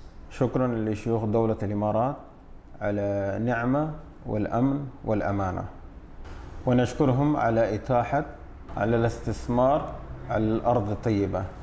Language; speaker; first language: Arabic; non-native, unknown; Urdu